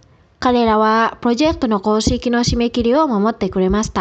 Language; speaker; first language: Japanese; non-native, fluent; Indonesian